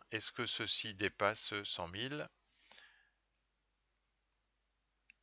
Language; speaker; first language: French; native; French